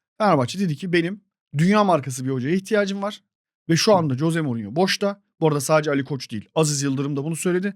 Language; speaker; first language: Turkish; native; Turkish